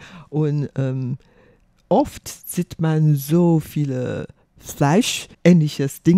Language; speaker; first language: German; non-native, fluent; Chinese